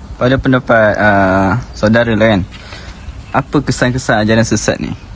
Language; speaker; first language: Malay; native; Malay